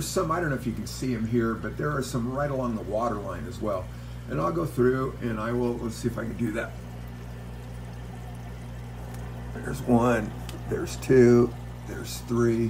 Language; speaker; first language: English; native; English